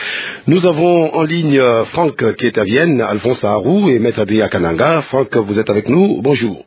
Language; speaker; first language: French; non-native, local second language; Lingala